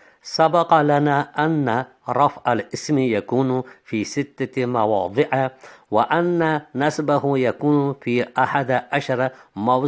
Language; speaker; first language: Arabic; non-native, fluent; Uzbek